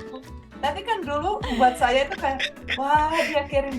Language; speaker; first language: Indonesian; non-native, fluent; Russian